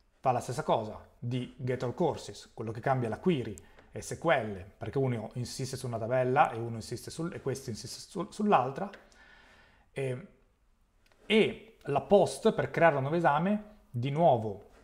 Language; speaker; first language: Italian; native; Italian